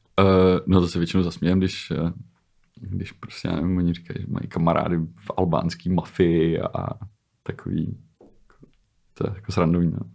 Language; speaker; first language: Czech; native; Czech